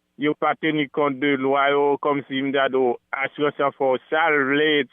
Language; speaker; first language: French; non-native, local second language; Haitian Creole